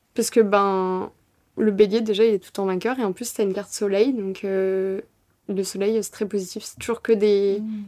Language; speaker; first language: French; native; French